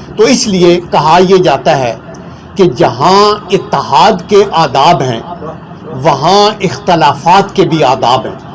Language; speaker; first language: Urdu; non-native, local second language; Punjabi